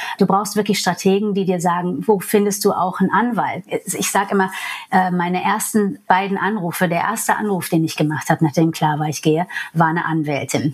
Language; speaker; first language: German; non-native, fluent; English